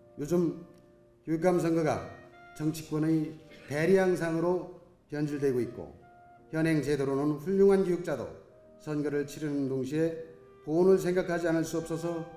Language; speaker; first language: Korean; native; Korean